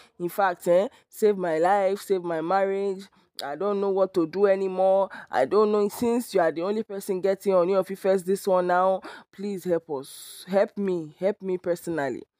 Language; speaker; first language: Nigerian Pidgin; non-native, local second language; Yoruba